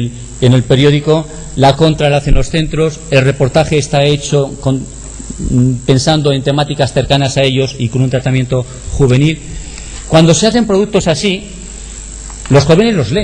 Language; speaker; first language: Spanish; native; Spanish